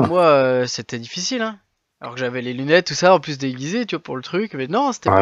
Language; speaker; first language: French; native; French